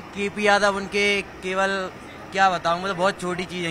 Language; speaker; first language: Hindi; native; Hindi